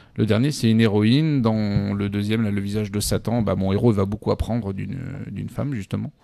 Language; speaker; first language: French; native; French